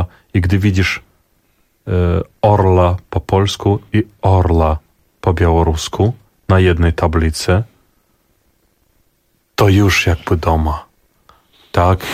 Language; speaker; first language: Polish; non-native, fluent; Belarusian